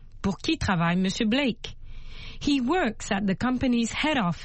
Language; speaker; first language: English; non-native, fluent; French